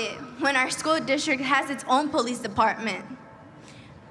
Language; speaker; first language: English; native; English